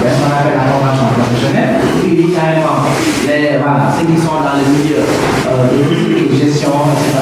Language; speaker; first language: French; non-native, local second language; Wolof